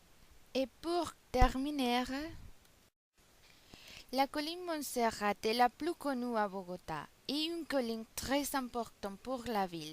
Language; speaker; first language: French; non-native, learner; Spanish